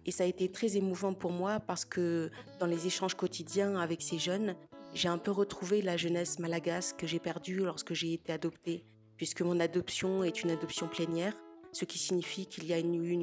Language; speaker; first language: French; early bilingual, other home language; Malagasy